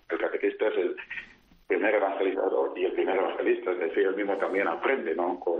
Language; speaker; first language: Spanish; non-native, local second language; Fang